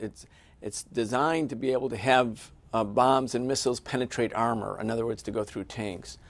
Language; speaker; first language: English; native; English